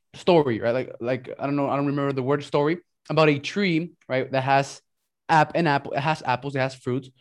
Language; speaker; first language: English; early bilingual, other home language; Spanish